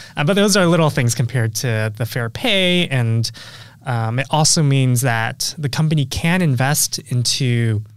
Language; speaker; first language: English; native; English